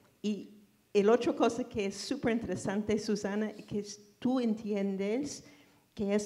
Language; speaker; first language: Spanish; non-native, fluent; English